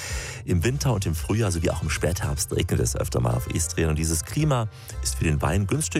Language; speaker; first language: German; native; German